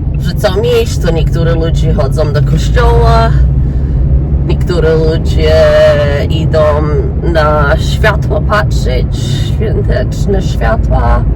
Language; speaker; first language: Polish; early bilingual, heritage; English